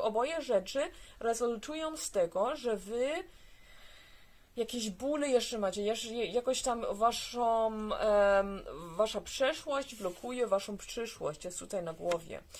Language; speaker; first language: Polish; early bilingual, heritage; Polish